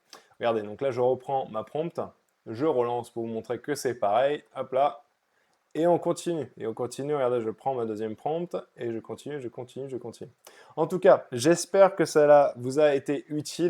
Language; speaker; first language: French; native; French